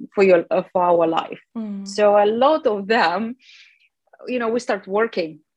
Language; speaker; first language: English; non-native, fluent; Russian